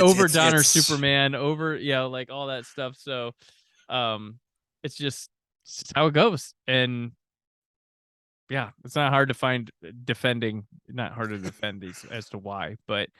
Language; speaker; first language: English; native; English